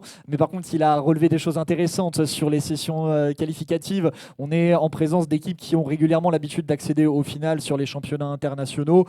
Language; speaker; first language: French; native; French